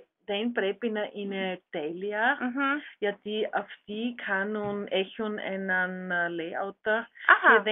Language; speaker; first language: Greek; non-native, learner; German